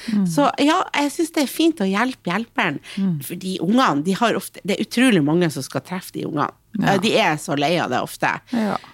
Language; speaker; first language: Norwegian; native; Norwegian